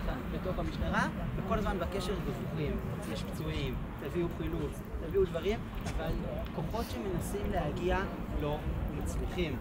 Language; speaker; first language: Hebrew; native; Hebrew